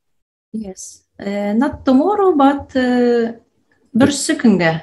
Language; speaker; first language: English; non-native, learner; Tatar